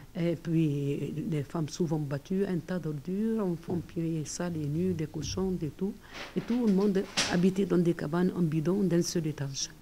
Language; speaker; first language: French; non-native, fluent; Arabic